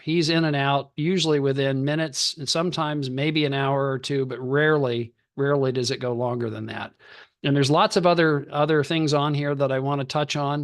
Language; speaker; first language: English; native; English